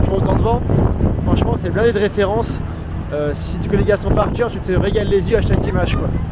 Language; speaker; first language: French; native; French